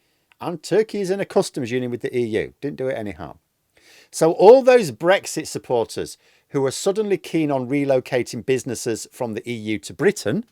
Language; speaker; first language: English; native; English